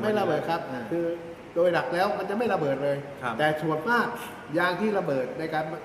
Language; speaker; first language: Thai; native; Thai